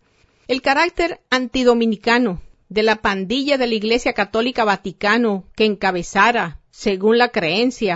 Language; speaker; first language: Spanish; native; Spanish